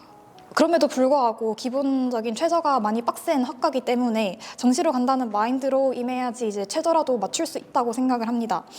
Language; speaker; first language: Korean; native; Korean